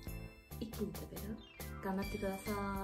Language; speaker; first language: Japanese; non-native, learner; Vietnamese